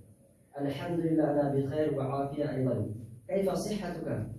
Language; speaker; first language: Arabic; non-native, learner; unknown